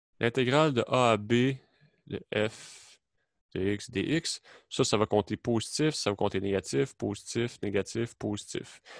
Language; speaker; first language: French; native; French